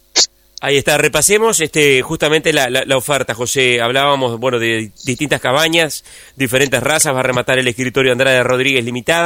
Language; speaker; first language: Spanish; native; Spanish